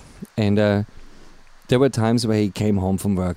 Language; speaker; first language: English; non-native, fluent; German